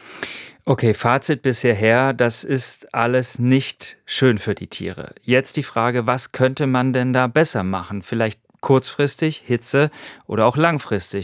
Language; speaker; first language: German; native; German